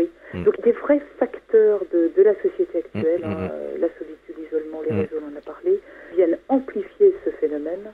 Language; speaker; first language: French; native; French